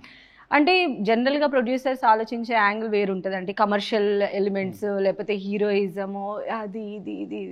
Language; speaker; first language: Telugu; native; Telugu